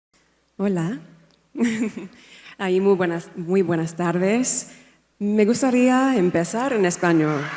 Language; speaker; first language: Spanish; non-native, fluent; English